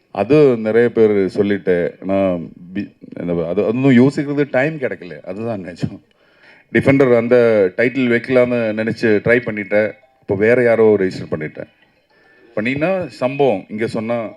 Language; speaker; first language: Tamil; non-native, learner; Malayalam